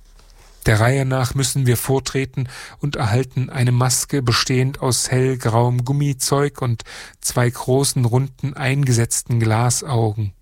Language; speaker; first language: German; native; German